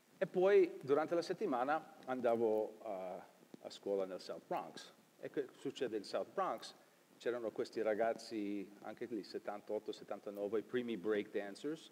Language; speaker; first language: Italian; early bilingual, heritage; Italian